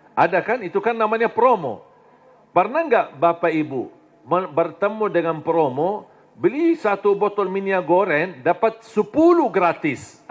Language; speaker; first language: Indonesian; non-native, fluent; Arabic